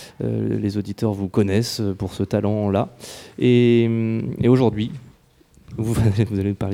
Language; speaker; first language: French; native; French